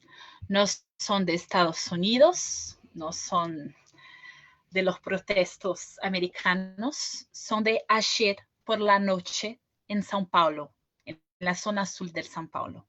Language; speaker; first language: Spanish; non-native, fluent; Portuguese